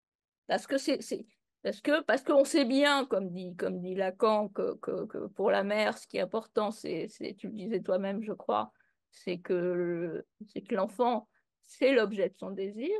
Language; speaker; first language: French; native; French